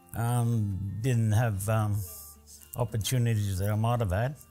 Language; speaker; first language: English; early bilingual, other home language; Italian